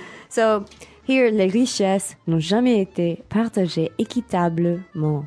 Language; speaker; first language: French; non-native, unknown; English